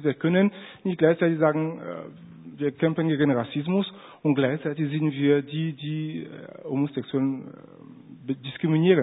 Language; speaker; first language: German; non-native, fluent; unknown